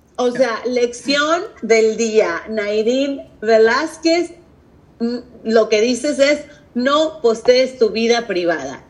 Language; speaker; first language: Spanish; early bilingual, heritage; Spanish